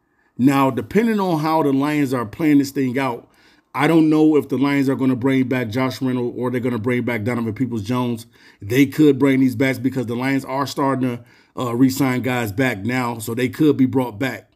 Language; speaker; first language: English; native; English